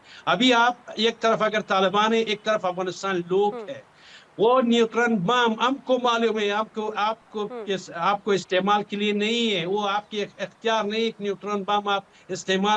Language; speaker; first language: Hindi; non-native, learner; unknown